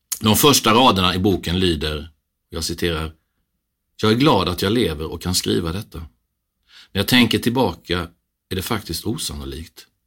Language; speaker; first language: Swedish; native; Swedish